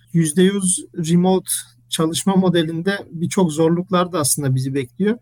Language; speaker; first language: Turkish; early bilingual, heritage; Turkish